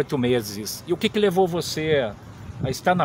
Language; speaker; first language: Portuguese; native; Portuguese